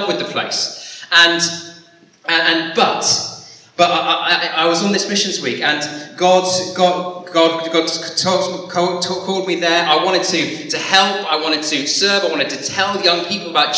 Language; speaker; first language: English; native; English